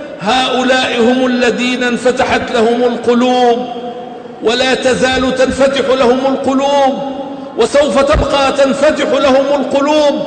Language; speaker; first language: Arabic; native; Arabic